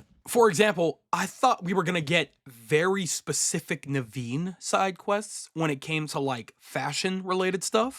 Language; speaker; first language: English; native; English